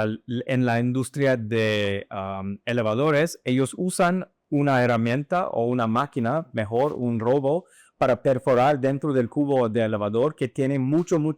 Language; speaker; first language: Spanish; non-native, fluent; English